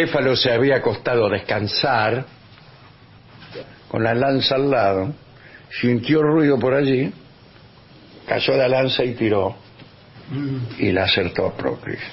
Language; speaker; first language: Spanish; native; Spanish